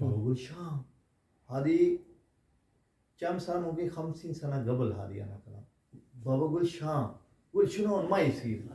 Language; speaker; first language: Arabic; non-native, learner; Urdu